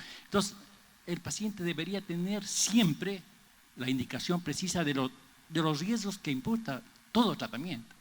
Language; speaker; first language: Spanish; native; Spanish